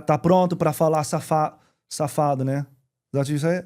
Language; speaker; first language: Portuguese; non-native, learner; English